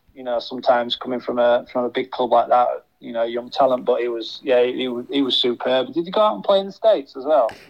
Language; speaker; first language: English; native; English